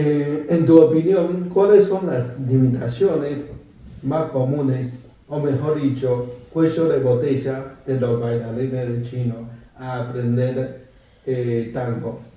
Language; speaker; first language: Spanish; non-native, fluent; Chinese